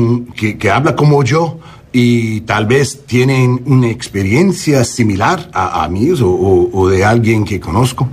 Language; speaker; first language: Spanish; early bilingual, heritage; English